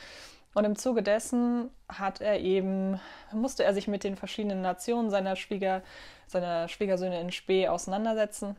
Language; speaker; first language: German; native; German